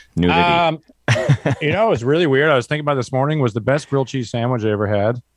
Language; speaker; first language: English; native; English